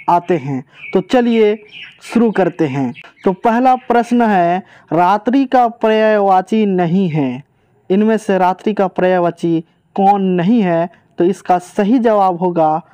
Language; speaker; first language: Hindi; native; Hindi